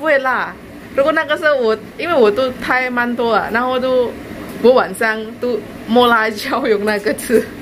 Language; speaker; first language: Chinese; non-native, learner; Indonesian